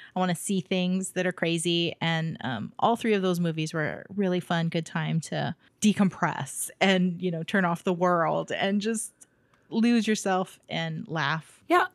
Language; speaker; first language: English; native; English